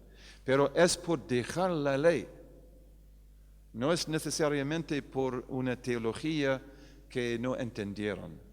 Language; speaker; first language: Spanish; non-native, fluent; English